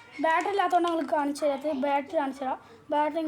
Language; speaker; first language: Malayalam; early bilingual, heritage; Malayalam